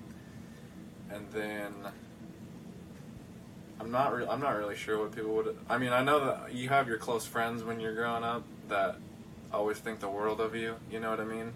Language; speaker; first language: English; native; English